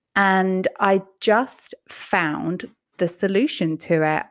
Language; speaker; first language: English; native; English